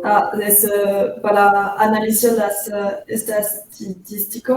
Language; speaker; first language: Spanish; non-native, learner; French